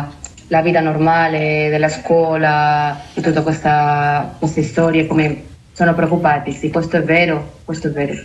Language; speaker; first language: Italian; non-native, learner; Spanish